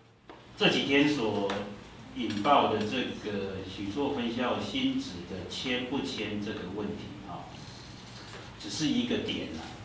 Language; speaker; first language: Chinese; native; Chinese